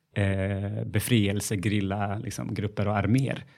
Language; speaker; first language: Swedish; early bilingual, other home language; Amharic